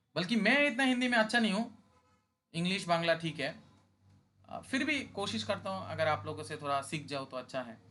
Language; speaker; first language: Hindi; non-native, local second language; Bangla